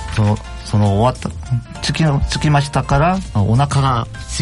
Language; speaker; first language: Japanese; non-native, learner; Korean